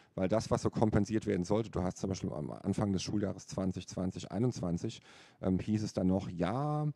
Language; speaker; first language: German; native; German